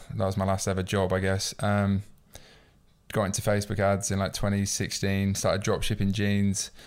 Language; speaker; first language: English; native; English